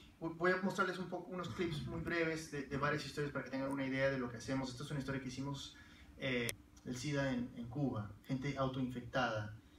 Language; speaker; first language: Spanish; early bilingual, heritage; Spanish